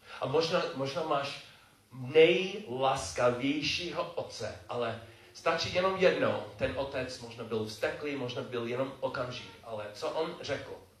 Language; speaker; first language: Czech; non-native, fluent; English